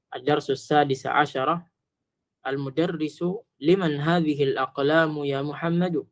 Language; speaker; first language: Arabic; non-native, fluent; Filipino